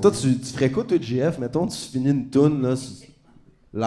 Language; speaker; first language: French; native; French